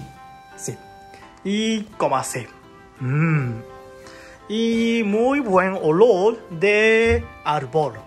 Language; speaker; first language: Spanish; non-native, learner; Japanese